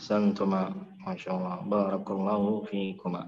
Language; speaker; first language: Arabic; non-native, fluent; Indonesian